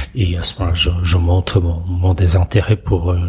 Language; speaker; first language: French; non-native, fluent; Portuguese